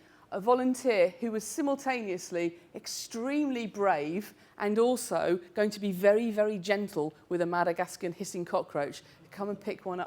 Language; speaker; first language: English; native; English